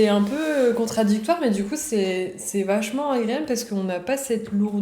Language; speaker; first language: French; native; French